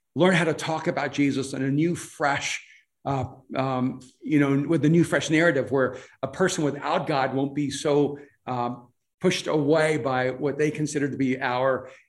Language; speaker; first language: English; non-native, fluent; Spanish